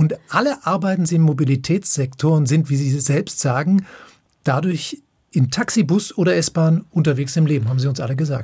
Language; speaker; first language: German; native; German